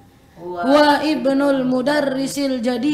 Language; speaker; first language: Arabic; non-native, learner; Indonesian